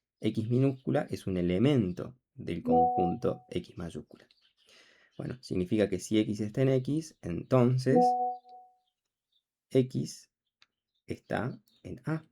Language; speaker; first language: Spanish; native; Spanish